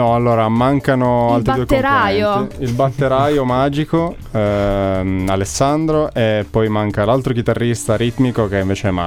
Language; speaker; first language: Italian; native; Italian